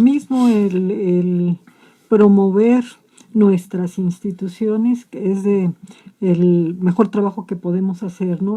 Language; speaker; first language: Spanish; native; Spanish